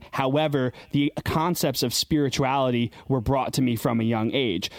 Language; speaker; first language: English; native; English